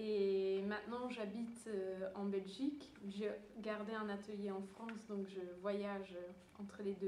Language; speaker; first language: French; early bilingual, other home language; Dutch